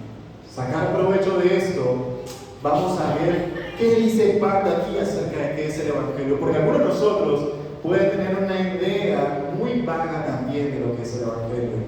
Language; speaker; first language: Spanish; native; Spanish